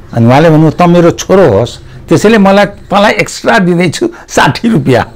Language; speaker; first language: Nepali; native; Nepali